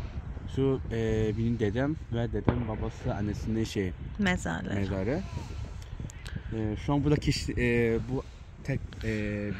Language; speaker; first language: Turkish; non-native, learner; Chinese